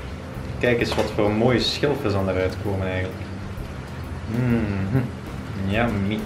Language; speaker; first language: Dutch; native; Dutch